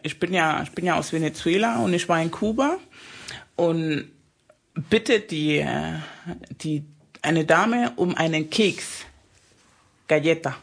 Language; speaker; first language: German; non-native, fluent; Spanish